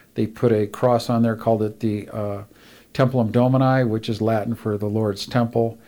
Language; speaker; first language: English; native; English